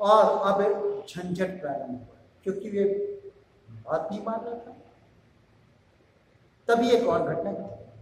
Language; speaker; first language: Hindi; native; Hindi